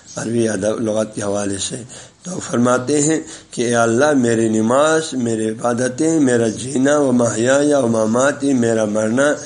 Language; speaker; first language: Urdu; non-native, local second language; Balti